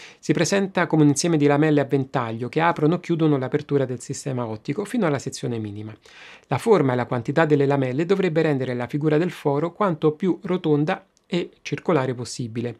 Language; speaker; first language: Italian; native; Italian